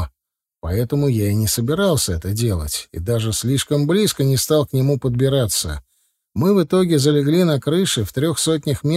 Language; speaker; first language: Russian; native; Russian